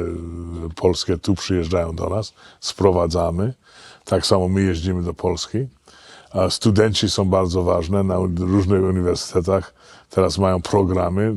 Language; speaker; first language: Polish; early bilingual, heritage; Polish